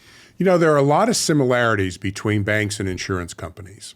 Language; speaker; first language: English; native; English